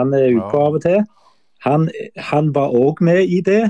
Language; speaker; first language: Norwegian; native; Norwegian